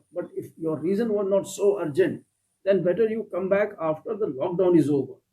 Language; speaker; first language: English; non-native, local second language; Kannada